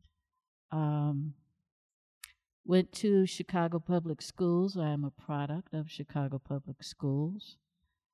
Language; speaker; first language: English; native; English